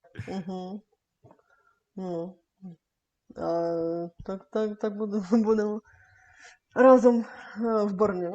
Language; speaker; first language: Ukrainian; non-native, learner; Bulgarian